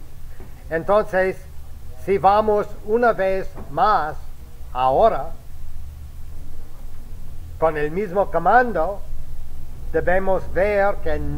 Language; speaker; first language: Spanish; non-native, fluent; English